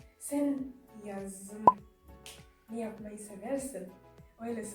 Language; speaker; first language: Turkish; non-native, fluent; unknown